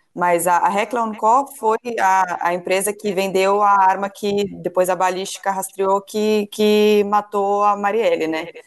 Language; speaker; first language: Portuguese; native; Portuguese